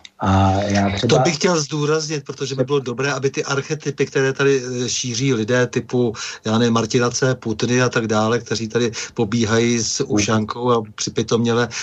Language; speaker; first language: Czech; native; Czech